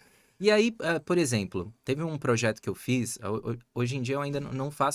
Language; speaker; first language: Portuguese; native; Portuguese